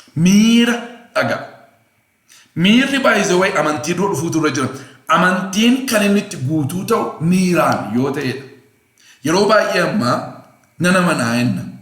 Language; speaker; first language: Oromo; non-native, local second language; Amharic